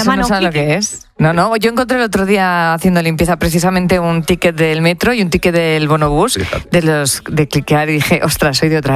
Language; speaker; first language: Spanish; native; Spanish